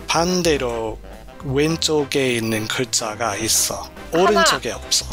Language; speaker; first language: Korean; non-native, learner; English